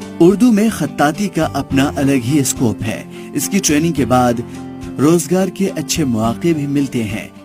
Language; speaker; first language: Urdu; native; Urdu